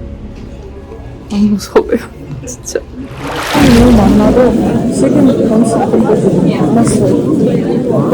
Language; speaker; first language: Korean; non-native, learner; Ukrainian